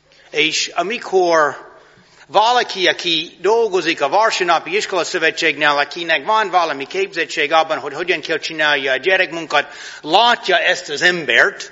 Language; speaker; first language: Hungarian; non-native, fluent; English